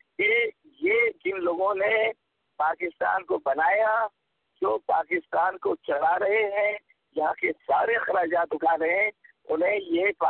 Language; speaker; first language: Urdu; non-native, local second language; Punjabi